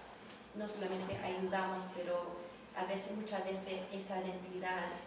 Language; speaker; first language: Spanish; early bilingual, heritage; Spanish